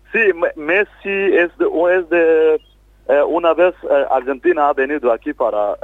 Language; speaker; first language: Spanish; non-native, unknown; Bangla